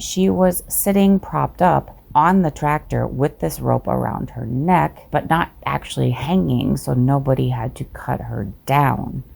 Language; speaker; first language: English; native; English